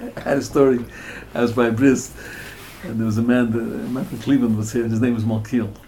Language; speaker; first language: English; native; English